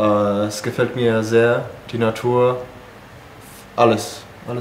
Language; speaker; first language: German; non-native, fluent; Czech